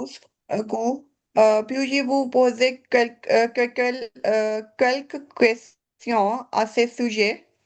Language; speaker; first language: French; non-native, learner; Punjabi